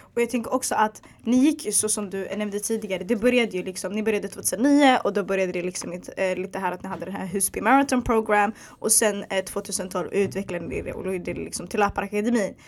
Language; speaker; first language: Swedish; early bilingual, other home language; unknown